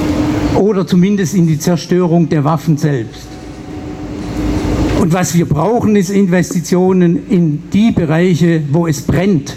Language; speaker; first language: German; native; German